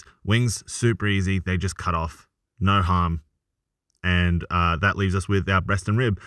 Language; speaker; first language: English; native; English